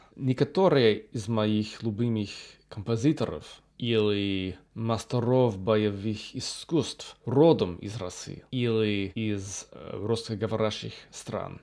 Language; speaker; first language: Russian; non-native, learner; English